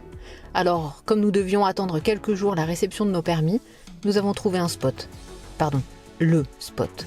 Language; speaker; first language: French; native; French